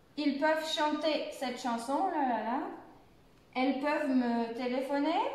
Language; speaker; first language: French; native; French